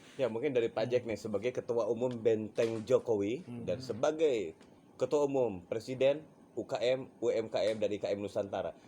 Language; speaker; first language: Indonesian; native; Indonesian